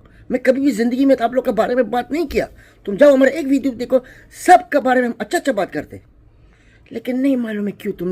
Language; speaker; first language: Hindi; non-native, learner; Arabic